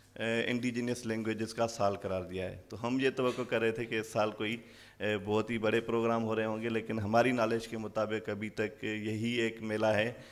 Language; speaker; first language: Urdu; non-native, local second language; Sindhi